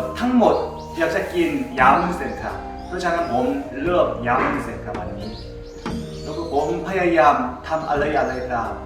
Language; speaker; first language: Thai; non-native, learner; Korean